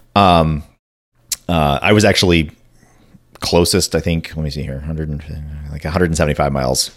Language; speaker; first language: English; native; English